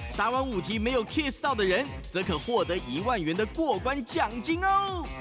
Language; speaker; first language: Chinese; native; Chinese